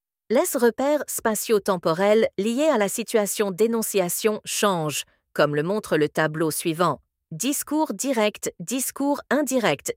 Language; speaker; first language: French; native; French